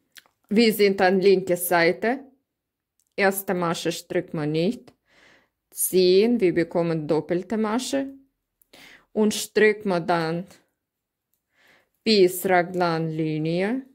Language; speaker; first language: German; non-native, learner; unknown